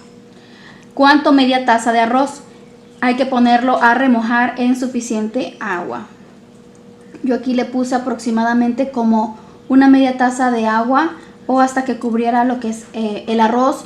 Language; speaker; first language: Spanish; native; Spanish